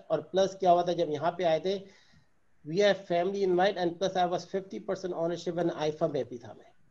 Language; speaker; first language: Urdu; native; Urdu